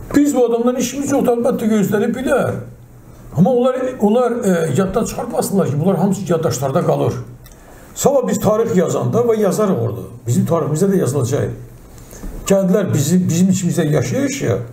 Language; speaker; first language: Azerbaijani; non-native, local second language; Talysh